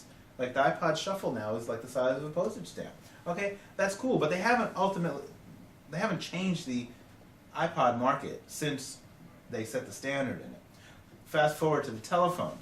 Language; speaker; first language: English; native; English